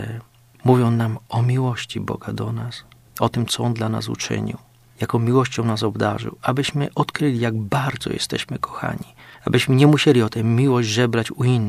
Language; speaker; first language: Polish; native; Polish